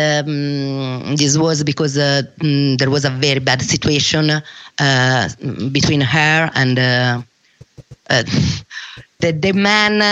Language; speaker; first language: English; non-native, learner; Russian